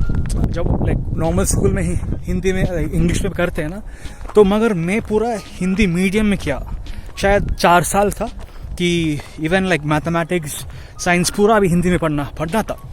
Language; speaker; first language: Hindi; non-native, local second language; Tamil